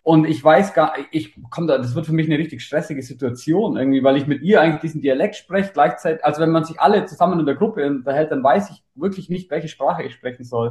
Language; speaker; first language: German; native; German